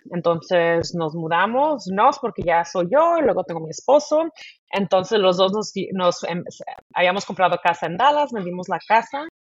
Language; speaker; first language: Spanish; early bilingual, heritage; Spanish